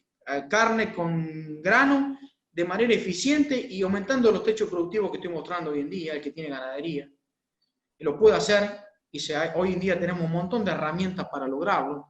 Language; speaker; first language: Spanish; native; Spanish